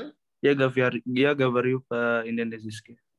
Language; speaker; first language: Russian; non-native, learner; Indonesian